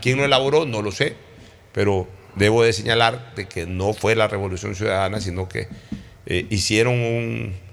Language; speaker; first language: Spanish; native; Spanish